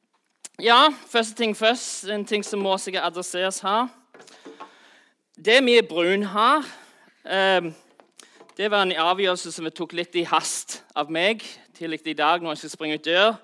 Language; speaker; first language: Norwegian; non-native, fluent; English